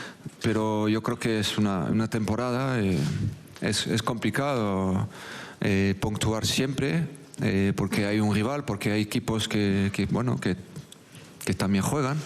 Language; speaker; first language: Spanish; non-native, local second language; French